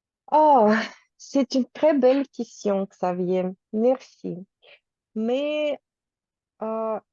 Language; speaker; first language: French; non-native, learner; Russian